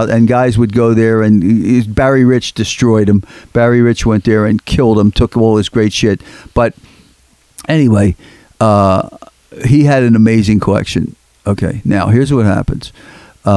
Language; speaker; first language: English; native; English